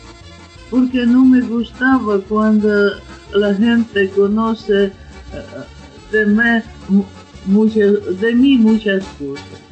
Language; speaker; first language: Spanish; non-native, learner; Ukrainian